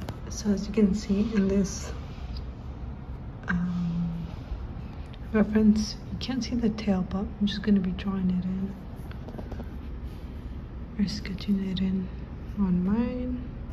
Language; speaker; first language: English; early bilingual, other home language; Spanish